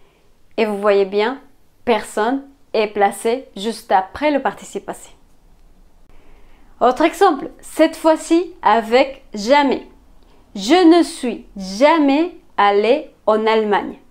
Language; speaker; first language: French; non-native, fluent; Spanish